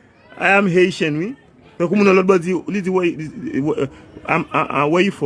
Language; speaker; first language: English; non-native, learner; Haitian Creole